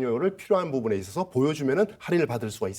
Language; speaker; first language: Korean; native; Korean